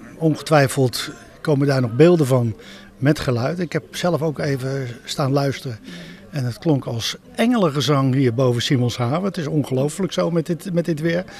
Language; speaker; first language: Dutch; native; Dutch